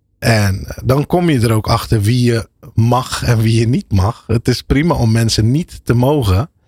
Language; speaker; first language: Dutch; early bilingual, other home language; Arabic